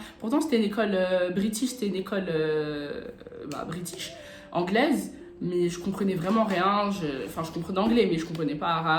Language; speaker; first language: French; native; French